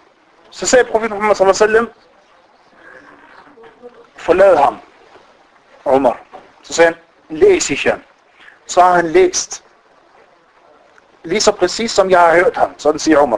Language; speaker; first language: Danish; non-native, fluent; Arabic